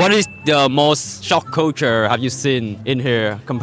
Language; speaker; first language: English; non-native, learner; Vietnamese